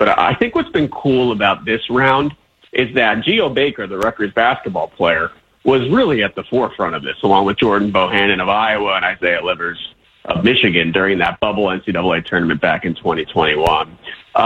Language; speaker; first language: English; native; English